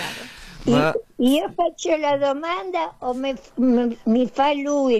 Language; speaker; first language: Italian; early bilingual, heritage; Spanish